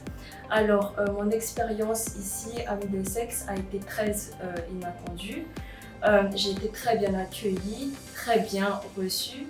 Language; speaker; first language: French; non-native, local second language; Malagasy